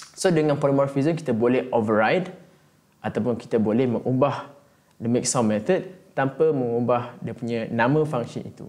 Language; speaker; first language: Malay; native; Malay